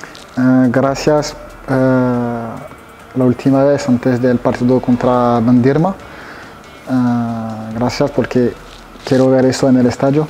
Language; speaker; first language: Spanish; non-native, fluent; French